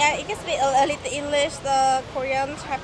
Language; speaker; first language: English; non-native, learner; Vietnamese